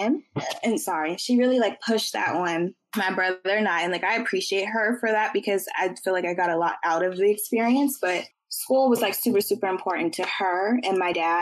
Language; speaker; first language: English; native; English